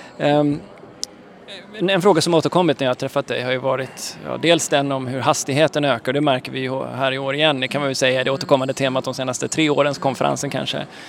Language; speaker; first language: Swedish; native; Swedish